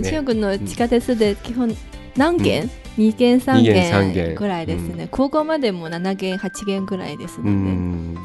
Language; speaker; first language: Japanese; non-native, fluent; Chinese